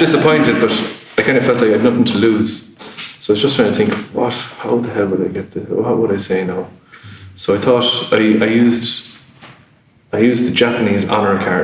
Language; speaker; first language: English; non-native, local second language; Irish